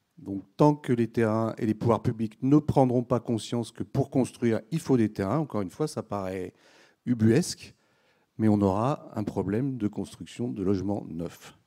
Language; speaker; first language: French; native; French